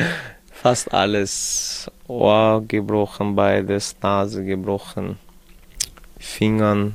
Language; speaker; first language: German; non-native, fluent; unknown